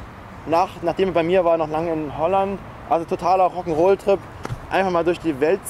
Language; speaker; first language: German; native; German